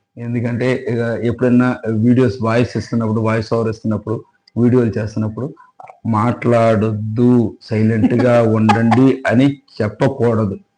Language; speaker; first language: Telugu; native; Telugu